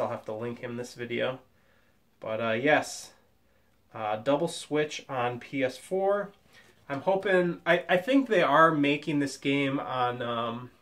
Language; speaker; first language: English; native; English